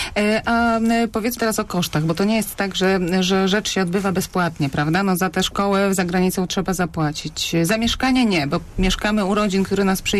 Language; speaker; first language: Polish; native; Polish